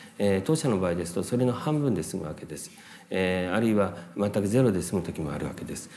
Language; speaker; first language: Japanese; native; Japanese